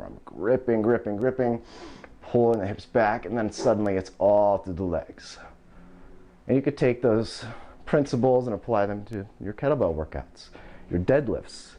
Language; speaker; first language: English; native; English